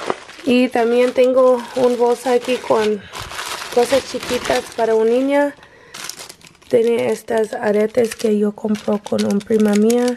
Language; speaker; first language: Spanish; non-native, learner; English